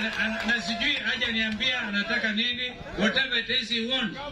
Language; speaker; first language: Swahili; non-native, local second language; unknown